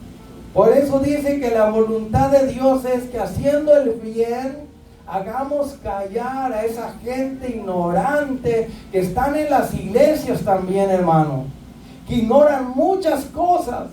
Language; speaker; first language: Spanish; native; Spanish